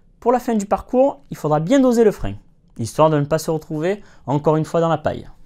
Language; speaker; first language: French; native; French